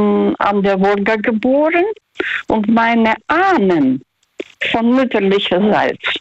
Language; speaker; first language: German; early bilingual, heritage; Russian